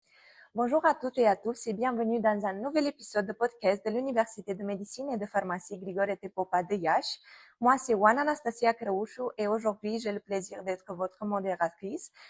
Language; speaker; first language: French; non-native, fluent; Romanian